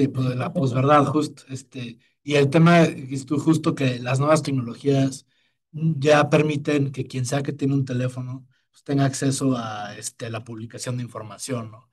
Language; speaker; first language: Spanish; native; Spanish